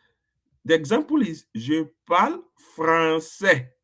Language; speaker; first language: French; non-native, fluent; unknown